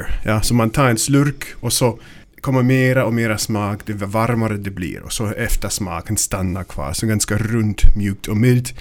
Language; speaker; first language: Swedish; non-native, learner; German